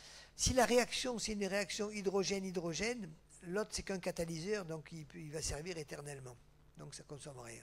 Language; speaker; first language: French; native; French